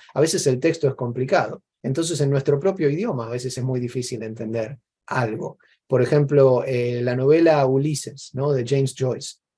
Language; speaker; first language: Spanish; native; Spanish